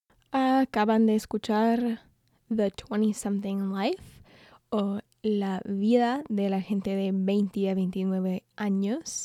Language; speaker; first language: Spanish; non-native, fluent; English